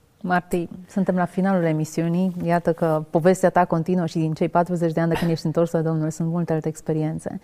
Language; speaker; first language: Romanian; native; Romanian